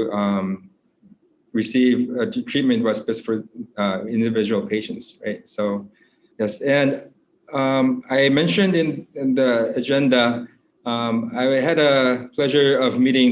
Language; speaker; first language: English; non-native, fluent; Korean